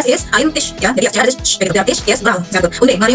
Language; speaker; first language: German; non-native, learner; Indonesian